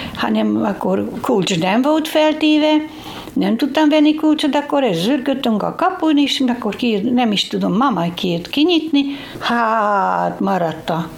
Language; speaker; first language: Hungarian; non-native, local second language; Slovak